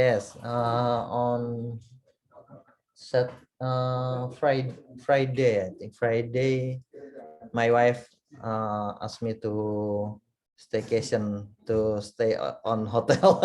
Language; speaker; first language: English; non-native, learner; Indonesian